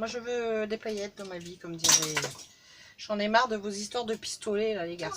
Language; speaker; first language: French; native; French